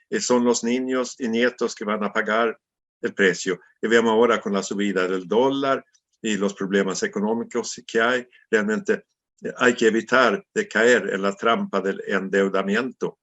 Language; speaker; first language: Spanish; non-native, fluent; Swedish